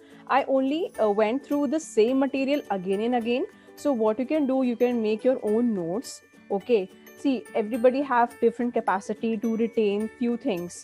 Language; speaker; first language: English; non-native, local second language; Hindi